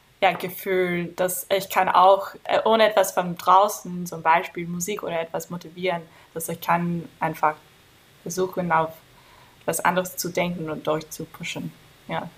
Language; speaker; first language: German; non-native, fluent; English